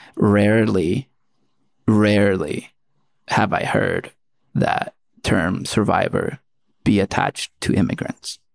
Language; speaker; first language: English; early bilingual, other home language; Spanish